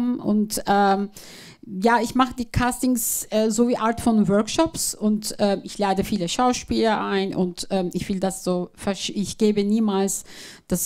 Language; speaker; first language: German; non-native, fluent; Turkish